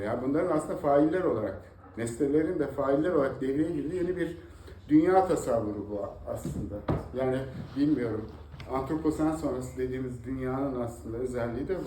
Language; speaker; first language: Turkish; native; Turkish